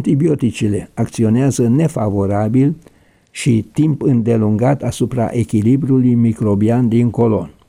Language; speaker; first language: Romanian; native; Romanian